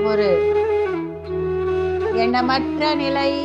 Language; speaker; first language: Tamil; native; Tamil